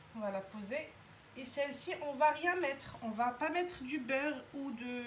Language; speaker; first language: French; non-native, local second language; Arabic